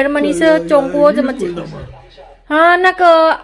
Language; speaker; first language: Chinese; non-native, learner; Javanese